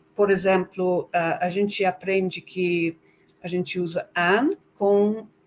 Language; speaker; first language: Portuguese; non-native, fluent; English